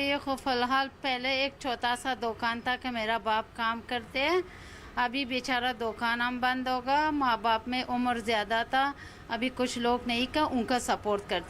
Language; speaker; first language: Hindi; non-native, learner; Persian